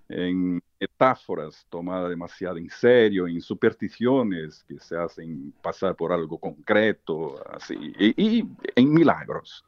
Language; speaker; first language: Spanish; early bilingual, heritage; Portuguese